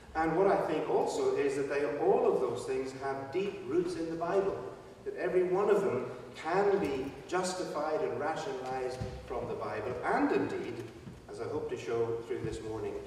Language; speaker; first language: English; native; English